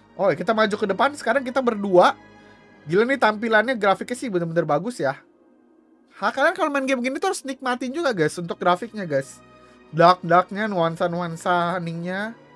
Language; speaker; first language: Indonesian; native; Indonesian